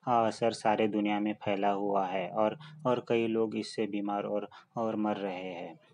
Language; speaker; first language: Hindi; native; Hindi